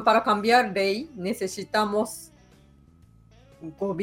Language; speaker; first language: Spanish; non-native, fluent; Japanese